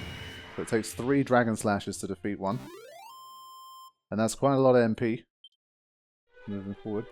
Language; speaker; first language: English; native; English